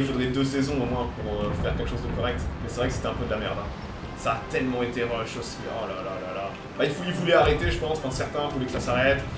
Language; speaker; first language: French; native; French